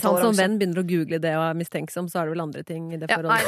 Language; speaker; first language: Norwegian; native; Norwegian